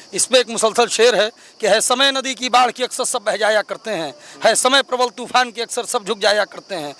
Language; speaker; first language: Hindi; native; Hindi